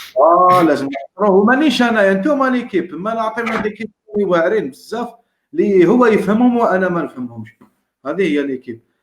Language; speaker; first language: Arabic; native; Arabic